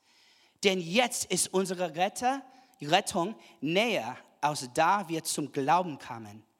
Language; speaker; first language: German; non-native, fluent; English